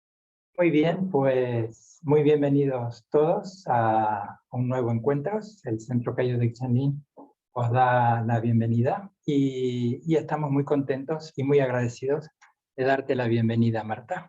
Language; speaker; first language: Spanish; native; Spanish